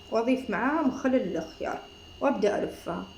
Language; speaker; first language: Arabic; native; Arabic